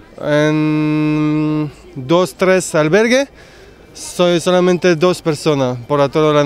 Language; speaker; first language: Spanish; non-native, learner; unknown